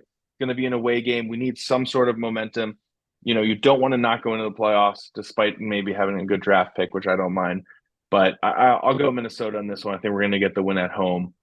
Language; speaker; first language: English; native; English